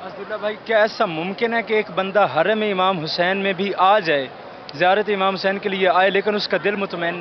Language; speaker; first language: Urdu; native; Urdu